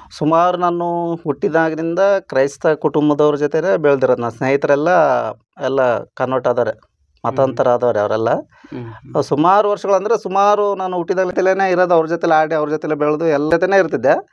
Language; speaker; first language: Kannada; native; Kannada